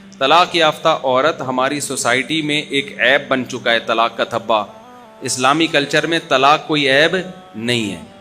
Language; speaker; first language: Urdu; native; Urdu